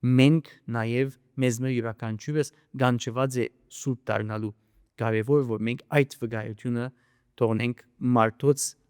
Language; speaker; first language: Armenian; early bilingual, heritage; Armenian